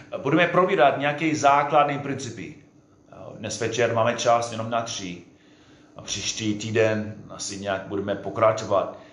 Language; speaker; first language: Czech; non-native, fluent; English